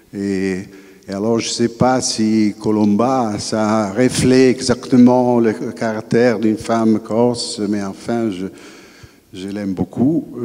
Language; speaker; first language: French; non-native, fluent; Italian